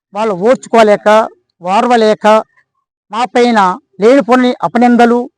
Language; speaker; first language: Telugu; native; Telugu